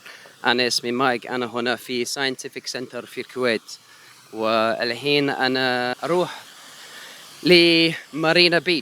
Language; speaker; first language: Arabic; non-native, learner; English